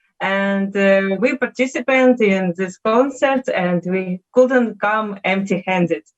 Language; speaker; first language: English; non-native, learner; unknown